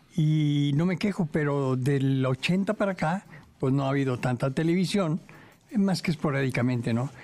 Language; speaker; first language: Spanish; native; Spanish